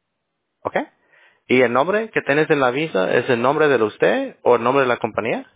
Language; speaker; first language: Spanish; early bilingual, heritage; English